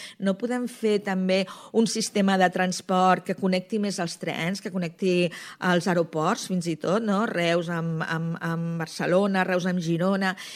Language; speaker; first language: Catalan; native; Catalan